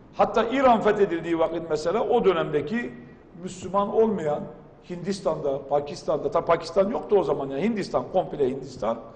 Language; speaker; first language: Turkish; non-native, local second language; Kurdish